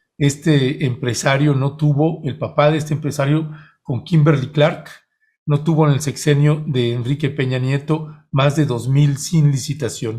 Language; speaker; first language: Spanish; native; Spanish